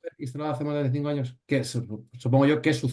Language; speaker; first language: Spanish; native; Spanish